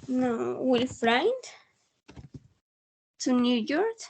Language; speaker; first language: English; non-native, learner; Spanish